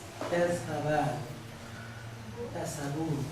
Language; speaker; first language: Arabic; non-native, learner; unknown